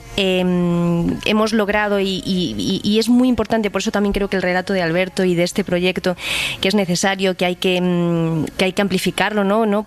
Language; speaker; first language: Spanish; native; Spanish